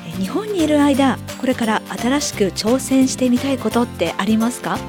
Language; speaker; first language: Japanese; native; Japanese